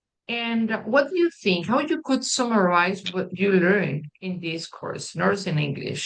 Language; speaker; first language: English; non-native, fluent; Spanish